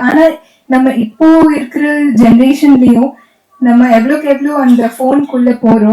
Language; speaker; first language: Tamil; non-native, learner; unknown